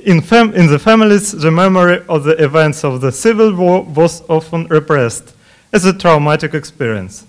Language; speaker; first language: English; non-native, fluent; Russian